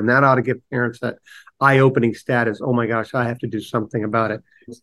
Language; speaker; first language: English; native; English